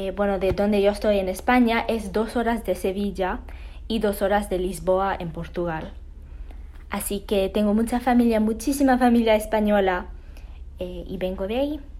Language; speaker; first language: Spanish; early bilingual, heritage; Spanish